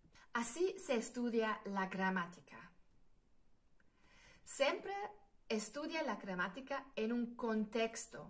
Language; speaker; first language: Spanish; non-native, fluent; German